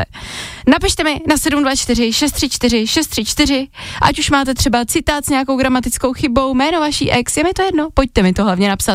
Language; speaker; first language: Czech; native; Czech